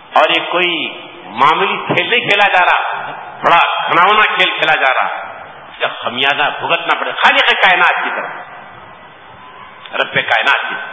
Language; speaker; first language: Urdu; native; Urdu